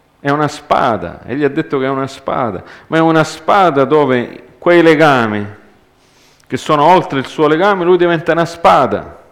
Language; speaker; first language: Italian; early bilingual, heritage; Italian